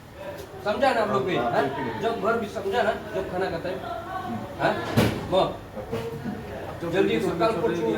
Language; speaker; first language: Hindi; non-native, local second language; Khasi